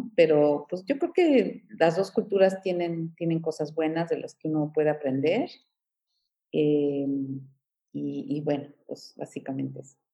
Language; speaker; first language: Spanish; early bilingual, heritage; Spanish